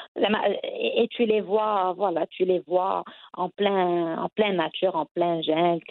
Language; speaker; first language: French; non-native, local second language; Arabic